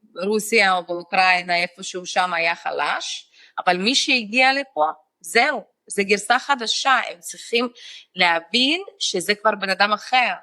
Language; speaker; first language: Hebrew; non-native, fluent; Russian